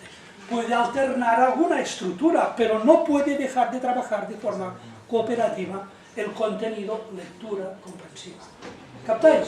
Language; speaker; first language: Spanish; native; Spanish